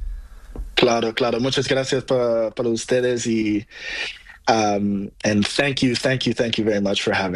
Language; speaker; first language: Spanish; non-native, learner; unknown